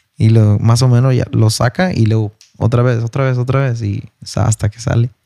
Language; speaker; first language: Spanish; early bilingual, heritage; Spanish